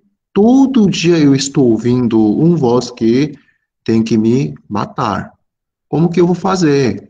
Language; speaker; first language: Portuguese; non-native, fluent; Korean